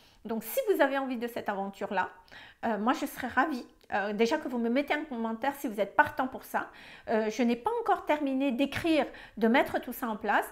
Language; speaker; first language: French; non-native, fluent; Malagasy